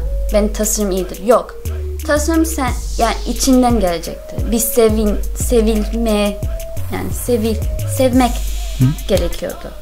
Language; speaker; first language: Turkish; non-native, learner; English